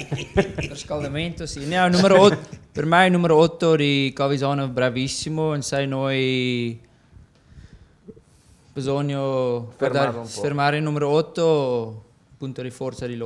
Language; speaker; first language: Italian; non-native, learner; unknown